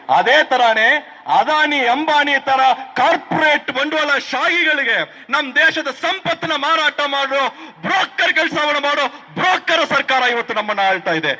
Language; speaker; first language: Kannada; non-native, local second language; Tamil